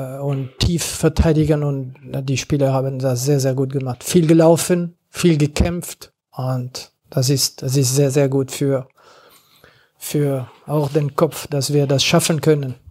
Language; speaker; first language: German; non-native, fluent; French